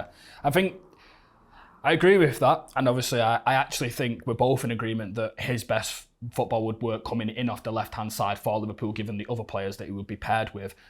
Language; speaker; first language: English; native; English